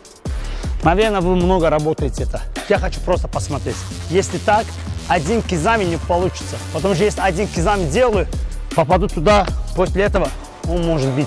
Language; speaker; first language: Russian; non-native, fluent; Azerbaijani